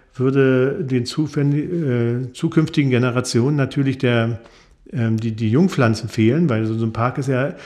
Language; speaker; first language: German; native; German